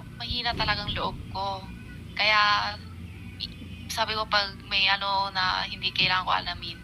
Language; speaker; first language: Filipino; non-native, learner; Chinese